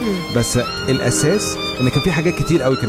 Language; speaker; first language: Arabic; native; Arabic